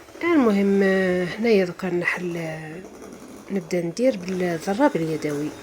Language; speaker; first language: Arabic; native; Arabic